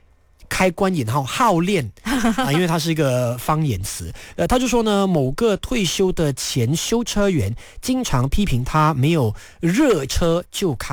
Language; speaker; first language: Chinese; native; Chinese